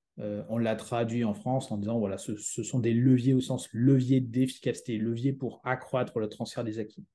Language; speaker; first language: French; native; French